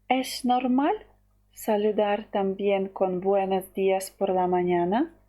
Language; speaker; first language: Spanish; non-native, fluent; Ukrainian